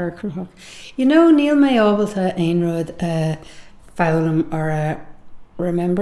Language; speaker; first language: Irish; non-native, learner; English